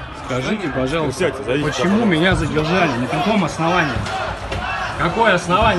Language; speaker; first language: Russian; native; Russian